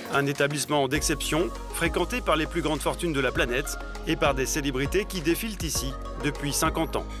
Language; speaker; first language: French; native; French